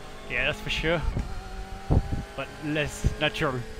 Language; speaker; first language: English; non-native, fluent; French